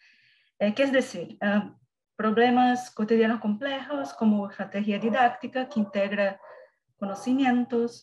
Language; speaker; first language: Spanish; non-native, learner; Portuguese